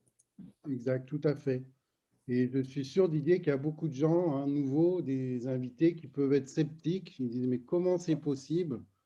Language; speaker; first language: French; native; French